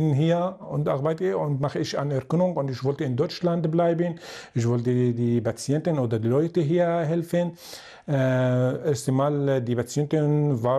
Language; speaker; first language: German; non-native, learner; Arabic